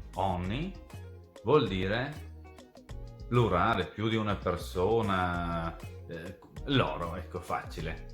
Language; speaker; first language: Italian; non-native, fluent; Serbian